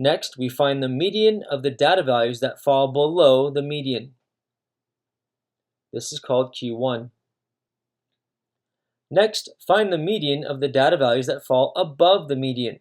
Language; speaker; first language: English; native; English